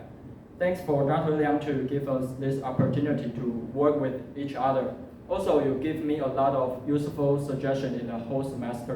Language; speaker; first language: English; non-native, learner; Chinese